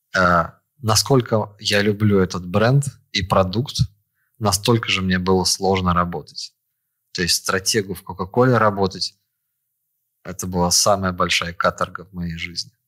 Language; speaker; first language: Russian; native; Russian